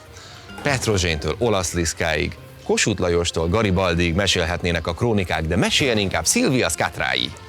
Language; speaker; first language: Hungarian; native; Hungarian